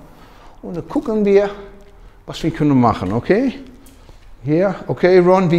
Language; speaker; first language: German; non-native, learner; Dutch